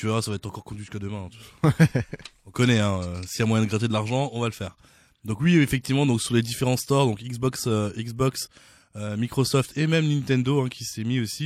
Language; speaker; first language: French; native; French